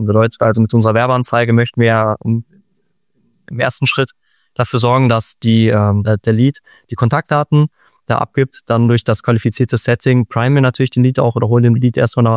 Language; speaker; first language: German; native; German